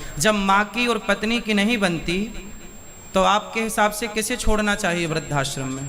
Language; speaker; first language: Hindi; native; Hindi